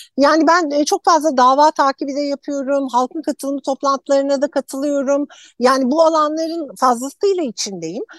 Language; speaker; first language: Turkish; native; Turkish